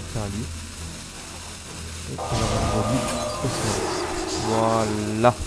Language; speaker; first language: French; native; French